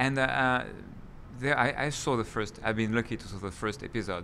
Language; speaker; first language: English; non-native, fluent; French